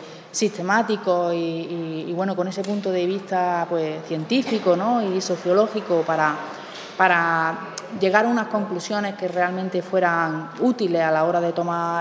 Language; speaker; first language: Spanish; native; Spanish